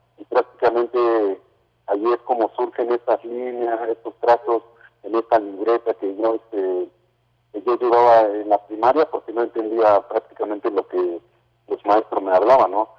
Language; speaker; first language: Spanish; non-native, local second language; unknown